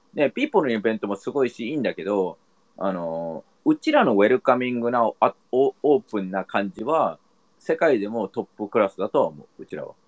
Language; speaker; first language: Japanese; non-native, fluent; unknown